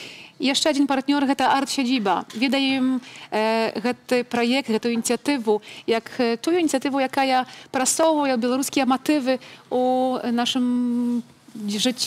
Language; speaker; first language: Polish; non-native, learner; Belarusian